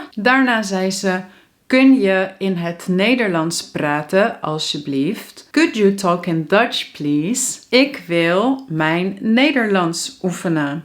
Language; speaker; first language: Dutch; native; Dutch